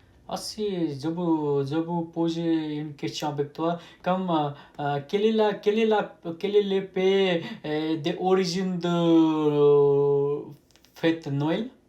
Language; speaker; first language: French; non-native, learner; Nepali